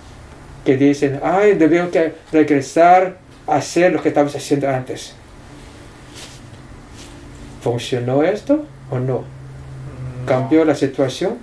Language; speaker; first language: Spanish; non-native, fluent; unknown